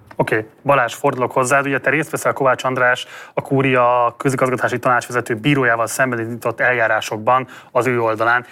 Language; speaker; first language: Hungarian; native; Hungarian